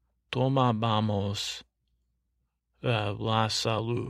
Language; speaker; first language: Spanish; non-native, learner; English